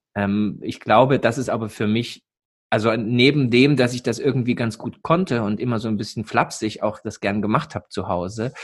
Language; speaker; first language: German; native; German